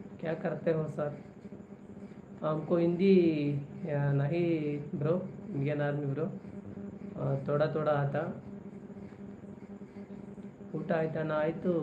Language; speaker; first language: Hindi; non-native, local second language; Kannada